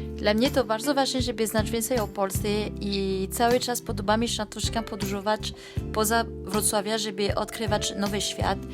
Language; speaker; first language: Polish; non-native, learner; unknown